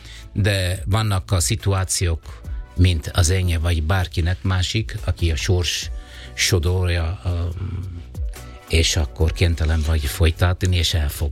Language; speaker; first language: Hungarian; non-native, fluent; Italian